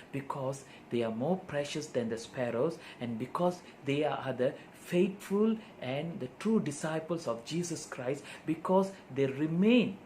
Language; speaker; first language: English; non-native, local second language; Tamil